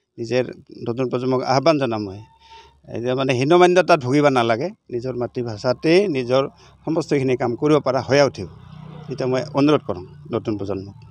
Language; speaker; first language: Assamese; non-native, local second language; Rangpuri